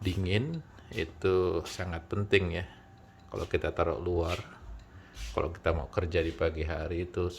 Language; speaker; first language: Indonesian; native; Indonesian